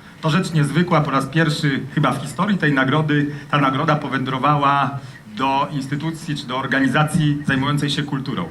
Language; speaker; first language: Polish; native; Polish